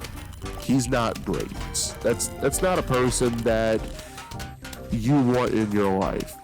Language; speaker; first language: English; native; English